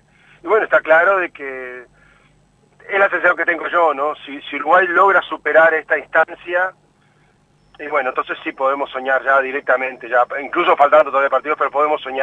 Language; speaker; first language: Spanish; native; Spanish